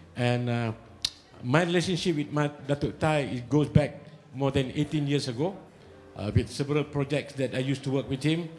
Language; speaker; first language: English; non-native, local second language; Malay